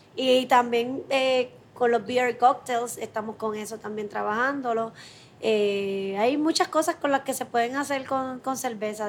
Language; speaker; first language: Spanish; native; Spanish